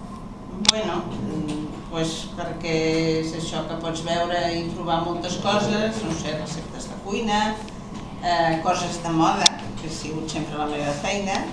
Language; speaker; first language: Catalan; non-native, local second language; Spanish